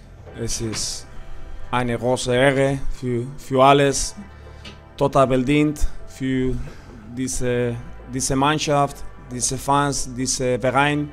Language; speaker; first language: German; non-native, learner; Spanish